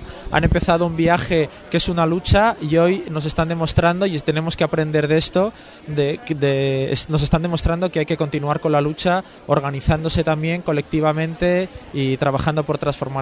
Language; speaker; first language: Spanish; native; Spanish